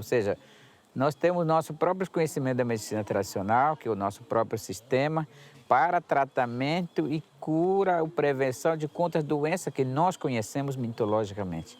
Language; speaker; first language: Portuguese; non-native, local second language; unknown